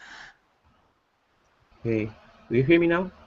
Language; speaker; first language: English; non-native, learner; Spanish